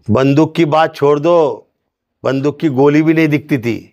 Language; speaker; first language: Hindi; non-native, local second language; Marathi